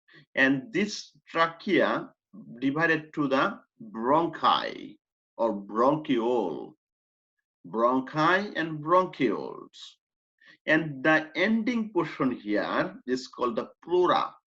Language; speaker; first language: English; non-native, fluent; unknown